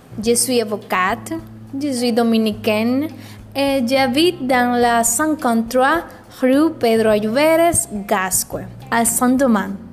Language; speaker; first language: French; non-native, learner; Spanish